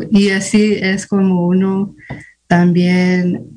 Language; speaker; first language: Spanish; early bilingual, heritage; Spanish